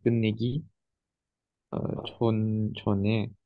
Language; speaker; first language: Korean; non-native, learner; Japanese